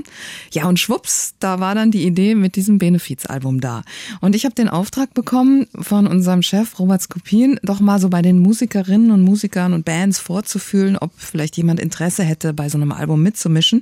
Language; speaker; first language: German; native; German